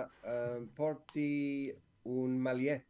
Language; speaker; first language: Italian; non-native, learner; English